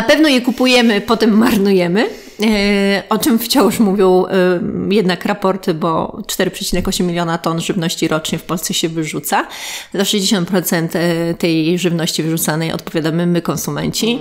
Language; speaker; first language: Polish; native; Polish